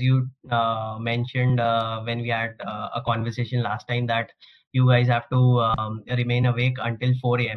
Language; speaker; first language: English; non-native, local second language; Hindi